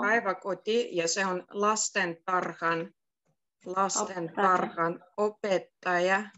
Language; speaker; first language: Finnish; native; Finnish